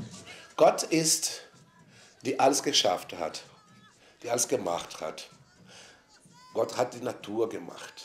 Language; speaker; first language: German; non-native, fluent; Portuguese